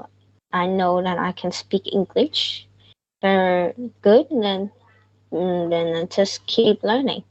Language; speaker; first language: English; non-native, learner; Vietnamese